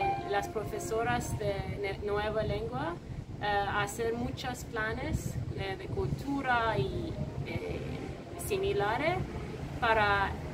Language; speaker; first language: Spanish; non-native, learner; Persian